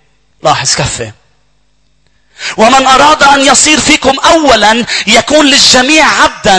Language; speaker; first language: Arabic; native; Arabic